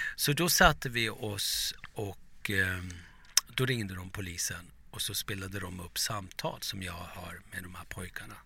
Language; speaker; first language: Swedish; early bilingual, other home language; Turoyo